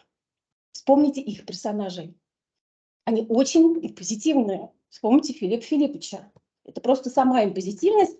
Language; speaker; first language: Russian; native; Russian